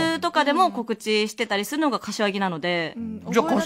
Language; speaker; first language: Japanese; native; Japanese